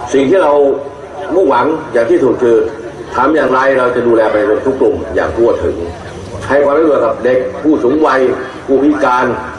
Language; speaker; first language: Thai; native; Thai